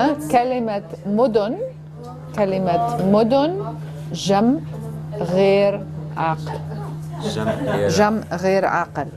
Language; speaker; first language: Arabic; non-native, fluent; English